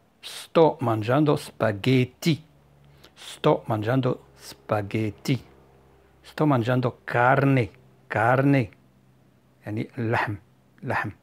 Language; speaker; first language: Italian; non-native, fluent; Arabic